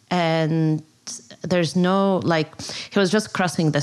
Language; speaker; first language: English; non-native, fluent; Arabic